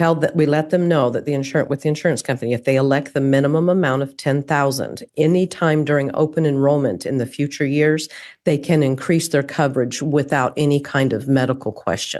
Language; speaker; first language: English; native; English